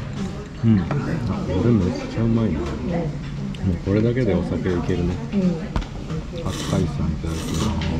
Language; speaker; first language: Japanese; native; Japanese